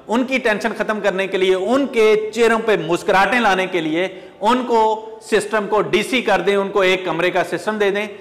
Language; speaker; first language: Urdu; native; Urdu